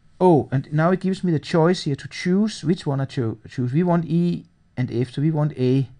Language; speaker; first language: English; non-native, fluent; Danish